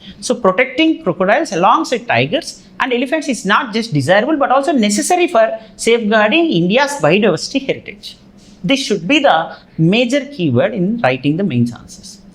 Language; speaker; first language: English; non-native, local second language; Telugu